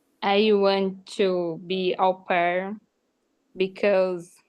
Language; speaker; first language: English; non-native, learner; Portuguese